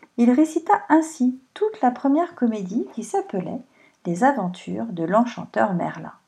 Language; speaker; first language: French; native; French